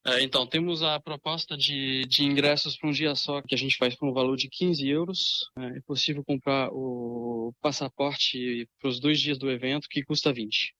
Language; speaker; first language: Portuguese; early bilingual, other home language; French